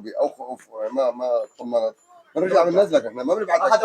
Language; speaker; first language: Arabic; native; Arabic